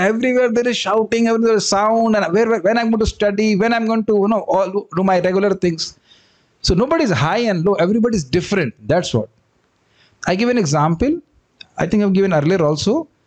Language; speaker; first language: English; non-native, local second language; Hindi